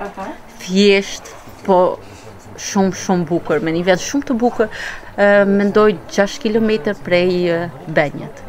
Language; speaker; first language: Albanian; early bilingual, heritage; Albanian